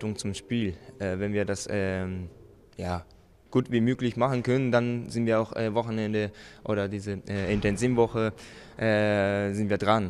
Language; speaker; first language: German; non-native, fluent; Japanese